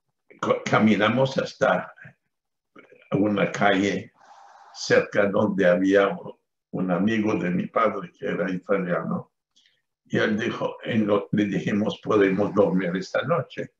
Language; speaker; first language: Spanish; non-native, fluent; French